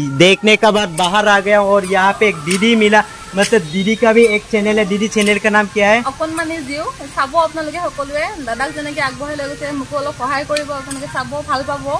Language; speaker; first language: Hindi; non-native, local second language; Assamese